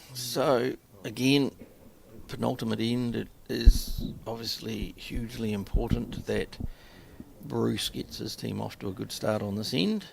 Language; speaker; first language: English; native; English